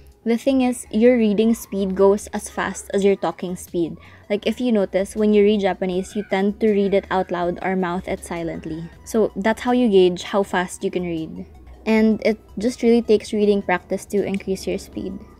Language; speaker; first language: English; non-native, local second language; Filipino